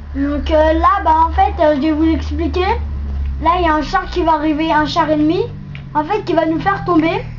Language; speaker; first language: French; native; French